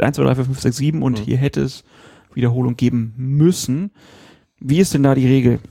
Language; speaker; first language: German; native; German